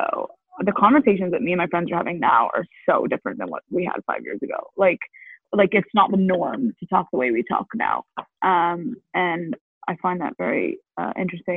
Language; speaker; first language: English; native; English